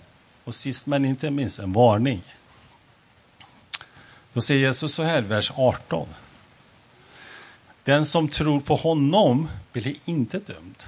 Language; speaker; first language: Swedish; non-native, fluent; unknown